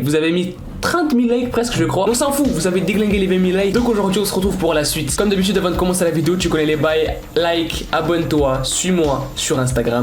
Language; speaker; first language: French; native; French